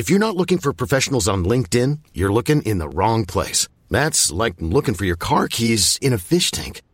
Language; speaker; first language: English; native; English